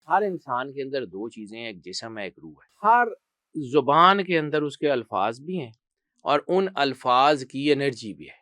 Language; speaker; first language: Urdu; non-native, local second language; Punjabi